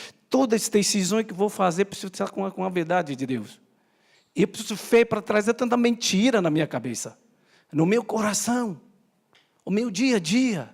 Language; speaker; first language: Portuguese; native; Portuguese